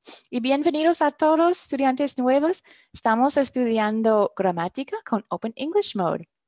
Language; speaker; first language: Spanish; non-native, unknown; English